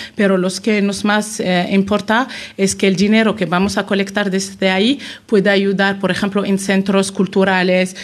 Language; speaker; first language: Spanish; non-native, fluent; Arabic